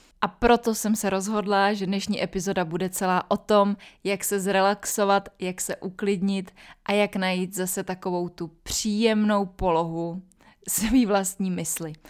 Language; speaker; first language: Czech; native; Czech